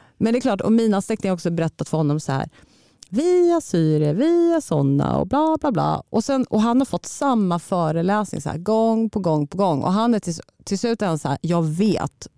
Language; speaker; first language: Swedish; early bilingual, other home language; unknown